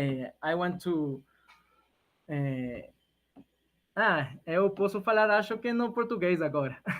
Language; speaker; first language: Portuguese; non-native, learner; Spanish